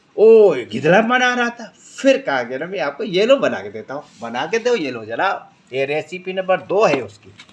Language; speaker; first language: Urdu; non-native, local second language; Sindhi